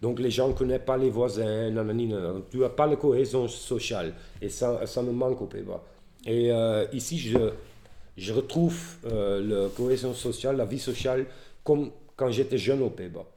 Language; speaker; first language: French; non-native, learner; Dutch